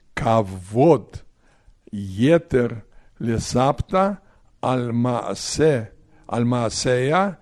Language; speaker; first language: Hebrew; non-native, fluent; Polish